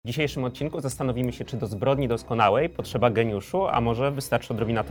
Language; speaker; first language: Polish; native; Polish